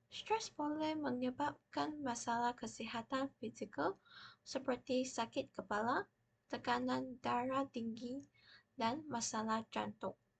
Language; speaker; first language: Malay; non-native, local second language; Chinese